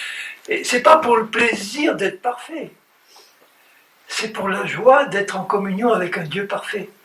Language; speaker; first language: French; native; French